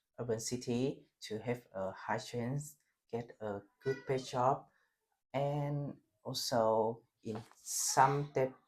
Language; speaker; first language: English; non-native, learner; Vietnamese